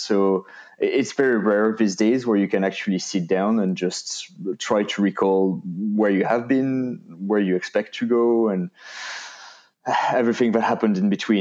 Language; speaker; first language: English; non-native, fluent; French